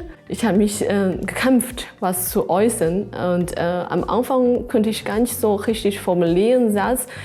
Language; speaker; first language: German; non-native, fluent; Chinese